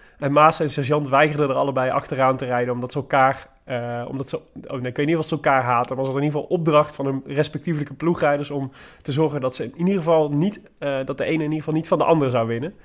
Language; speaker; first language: Dutch; native; Dutch